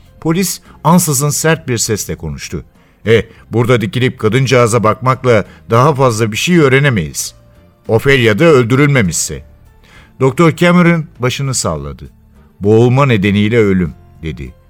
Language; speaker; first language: Turkish; native; Turkish